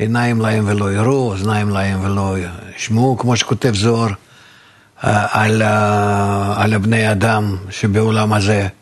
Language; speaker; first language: Hebrew; non-native, fluent; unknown